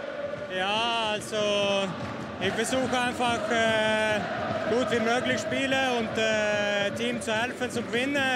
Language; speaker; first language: German; non-native, learner; Swedish